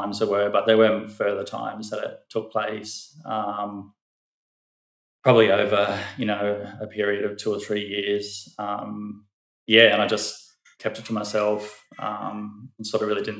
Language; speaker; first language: English; native; English